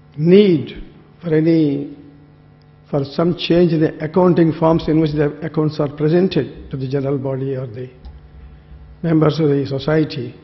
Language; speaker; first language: English; non-native, local second language; Telugu